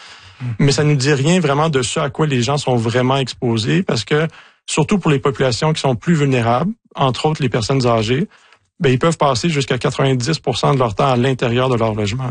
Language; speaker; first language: French; native; French